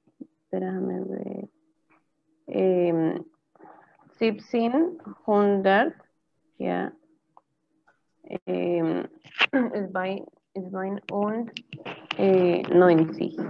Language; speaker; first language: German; non-native, learner; Spanish